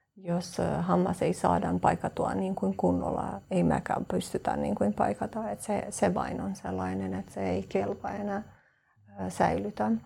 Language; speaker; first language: Finnish; non-native, fluent; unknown